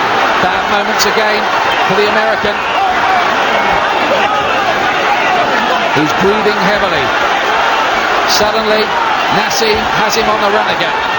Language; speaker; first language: English; native; English